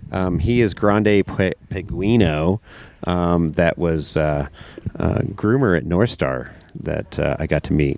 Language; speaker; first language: English; native; English